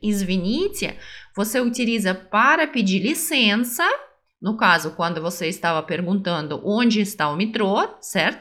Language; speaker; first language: Portuguese; non-native, fluent; Russian